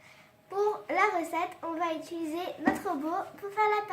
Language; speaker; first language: French; native; French